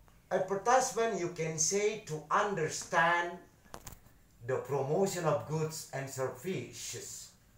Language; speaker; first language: English; non-native, fluent; Indonesian